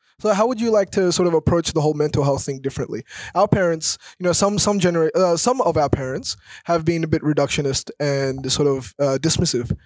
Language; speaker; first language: English; early bilingual, other home language; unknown